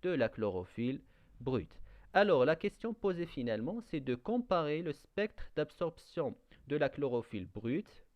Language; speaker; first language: French; non-native, local second language; Arabic